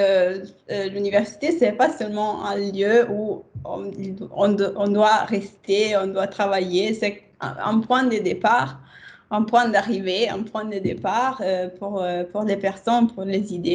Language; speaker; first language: French; non-native, fluent; Italian